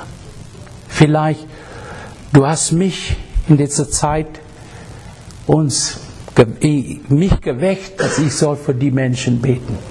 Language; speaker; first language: German; non-native, learner; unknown